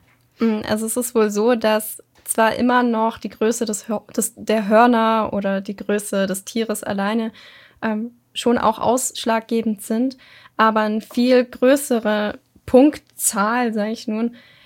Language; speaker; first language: German; native; German